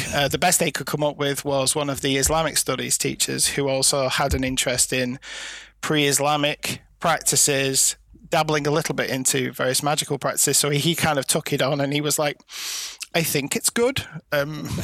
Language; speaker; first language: English; native; English